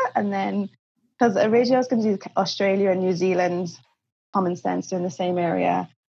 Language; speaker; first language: English; native; English